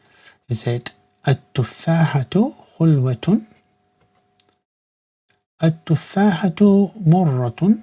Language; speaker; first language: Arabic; non-native, fluent; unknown